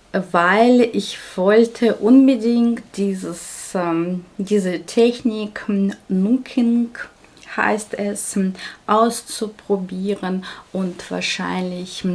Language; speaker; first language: German; non-native, fluent; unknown